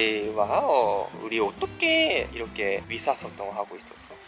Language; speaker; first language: Korean; non-native, fluent; Japanese